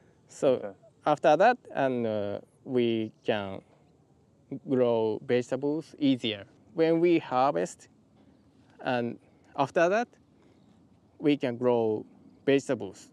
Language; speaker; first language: English; non-native, learner; Japanese